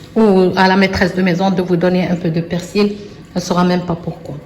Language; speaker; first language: French; non-native, local second language; Arabic